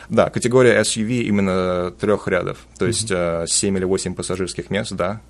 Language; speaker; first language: Russian; early bilingual, heritage; Russian